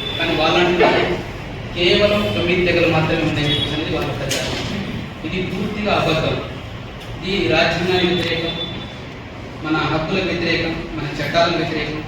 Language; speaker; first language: Telugu; non-native, local second language; Lambadi